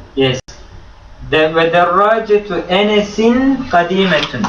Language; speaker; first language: Arabic; non-native, fluent; Turkish